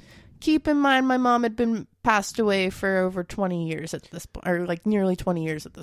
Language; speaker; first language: English; native; English